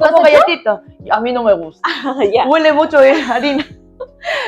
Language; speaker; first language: Spanish; non-native, learner; Korean